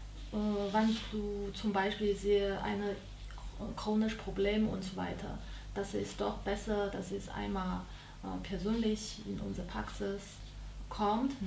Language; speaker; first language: German; non-native, learner; Chinese